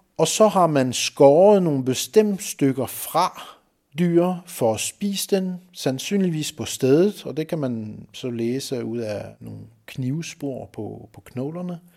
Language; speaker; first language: Danish; non-native, fluent; French